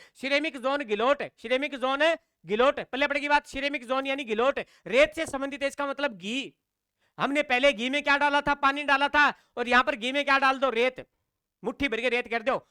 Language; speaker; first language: Hindi; native; Hindi